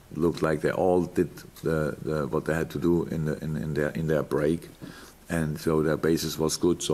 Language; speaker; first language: English; non-native, fluent; German